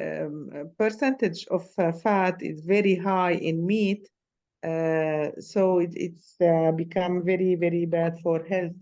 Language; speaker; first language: English; non-native, learner; Arabic